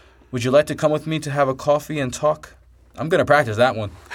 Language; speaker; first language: English; native; English